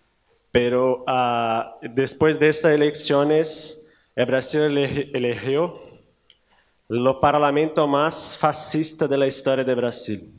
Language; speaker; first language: Spanish; non-native, learner; Portuguese